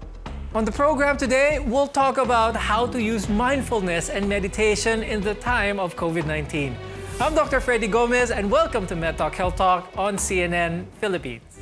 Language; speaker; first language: English; non-native, local second language; Filipino